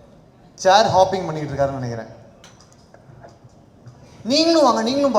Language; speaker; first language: Tamil; native; Tamil